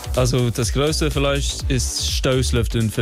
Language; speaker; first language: German; non-native, fluent; English